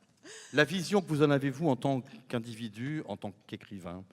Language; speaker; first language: French; native; French